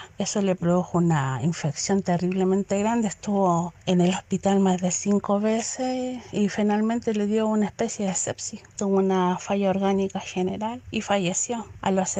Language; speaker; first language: Spanish; native; Spanish